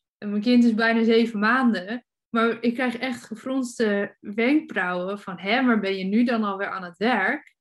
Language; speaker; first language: Dutch; native; Dutch